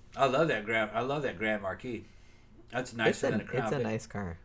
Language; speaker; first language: English; native; English